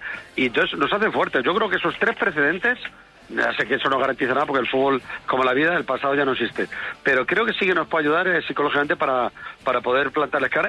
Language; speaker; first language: Spanish; native; Spanish